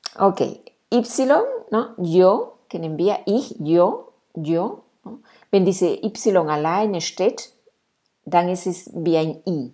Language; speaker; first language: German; non-native, fluent; Spanish